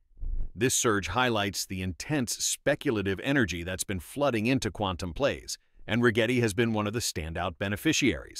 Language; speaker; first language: English; native; English